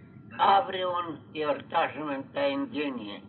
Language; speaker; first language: Greek; non-native, fluent; Russian